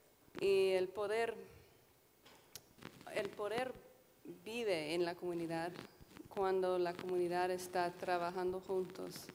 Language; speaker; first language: Spanish; non-native, fluent; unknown